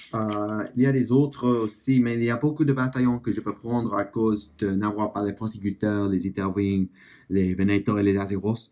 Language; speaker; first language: French; non-native, learner; English